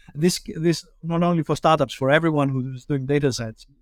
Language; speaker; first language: English; early bilingual, other home language; German